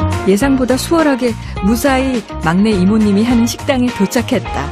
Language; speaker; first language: Korean; native; Korean